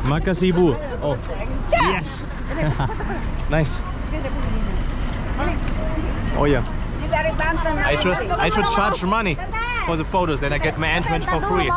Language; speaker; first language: English; non-native, fluent; German